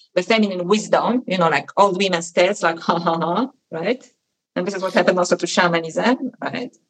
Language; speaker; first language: English; non-native, fluent; Polish